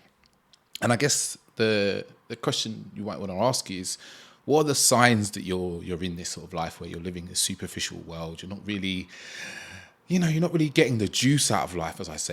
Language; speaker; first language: English; native; English